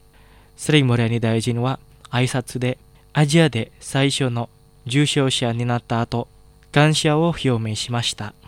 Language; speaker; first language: Japanese; non-native, fluent; Indonesian